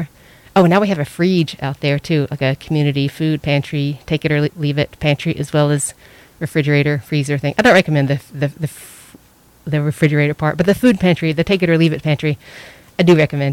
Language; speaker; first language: English; native; English